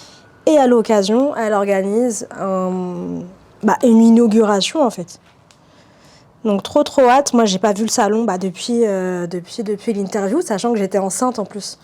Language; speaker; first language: French; native; French